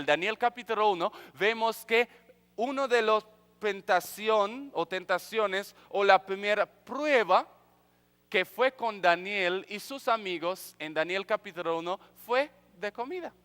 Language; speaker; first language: Spanish; non-native, fluent; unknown